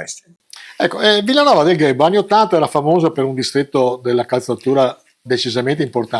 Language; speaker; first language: Italian; native; Italian